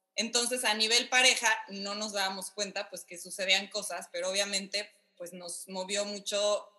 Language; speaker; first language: Spanish; native; Spanish